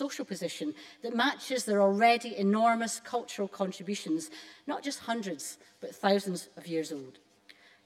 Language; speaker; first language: English; native; English